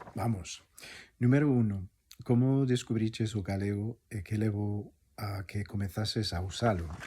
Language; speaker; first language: Galician; non-native, fluent; English